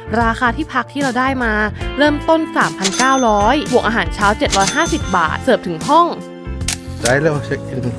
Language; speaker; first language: Thai; native; Thai